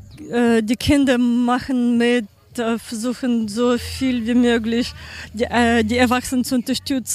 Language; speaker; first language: German; non-native, learner; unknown